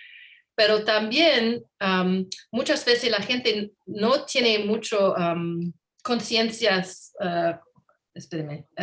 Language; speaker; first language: Spanish; non-native, learner; English